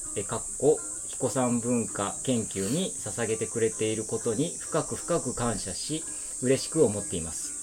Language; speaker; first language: Japanese; native; Japanese